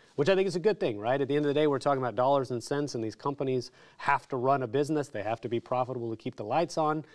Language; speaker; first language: English; native; English